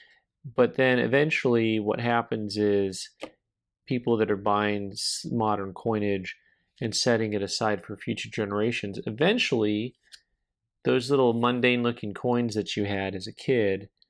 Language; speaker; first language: English; native; English